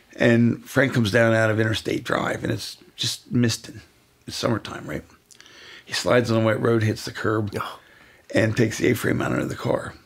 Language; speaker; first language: English; native; English